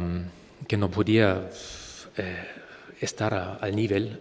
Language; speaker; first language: Spanish; non-native, fluent; German